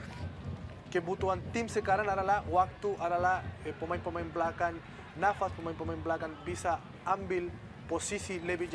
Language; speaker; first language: Indonesian; non-native, fluent; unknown